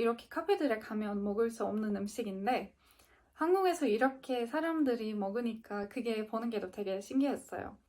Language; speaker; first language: Korean; non-native, fluent; Turkish